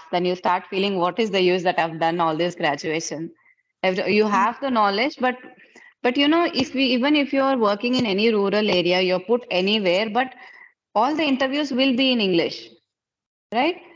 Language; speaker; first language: English; non-native, fluent; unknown